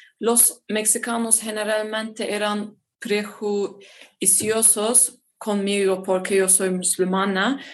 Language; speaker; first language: Spanish; non-native, learner; Turkish